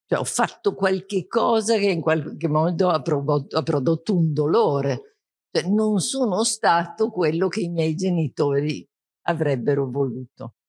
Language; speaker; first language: Italian; native; Italian